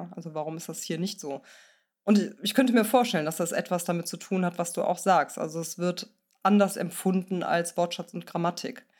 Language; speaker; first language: German; native; German